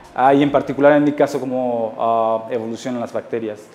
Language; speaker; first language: Spanish; native; Spanish